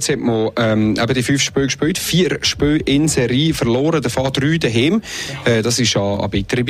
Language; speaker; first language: German; native; German